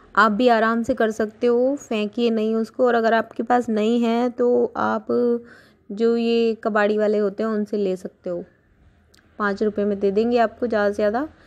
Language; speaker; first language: Hindi; native; Hindi